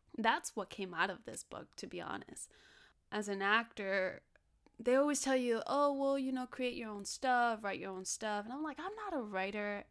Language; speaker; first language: English; early bilingual, other home language; Spanish